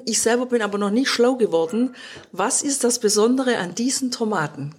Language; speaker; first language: German; native; German